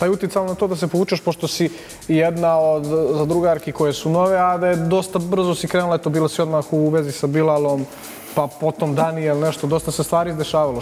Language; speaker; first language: Serbian; native; Serbian